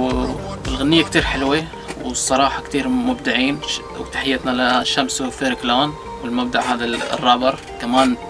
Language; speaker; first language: Arabic; native; Arabic